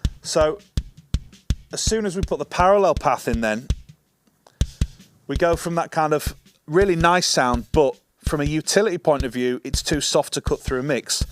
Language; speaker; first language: English; native; English